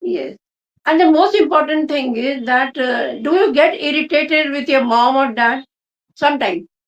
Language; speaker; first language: English; non-native, local second language; Hindi